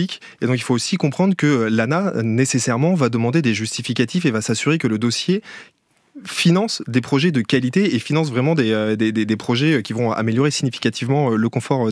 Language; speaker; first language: French; native; French